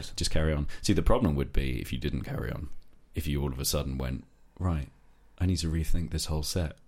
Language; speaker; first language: English; native; English